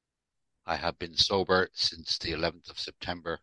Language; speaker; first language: English; native; English